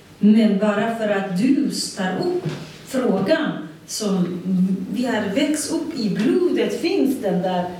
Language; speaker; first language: Swedish; non-native, fluent; Central Kurdish